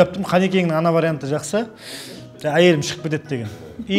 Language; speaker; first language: Kazakh; native; Kazakh